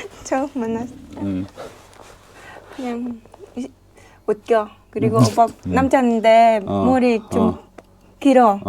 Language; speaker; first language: Korean; non-native, learner; Vietnamese